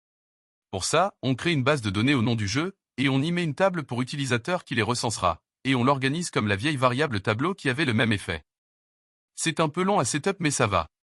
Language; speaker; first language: French; native; French